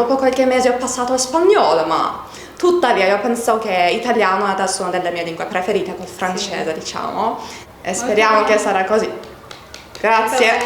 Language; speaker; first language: Italian; non-native, learner; Turkish